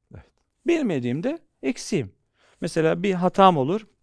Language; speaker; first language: Turkish; native; Turkish